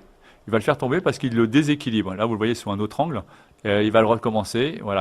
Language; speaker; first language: French; native; French